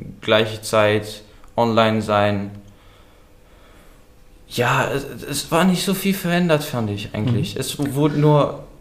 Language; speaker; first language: German; early bilingual, other home language; Dutch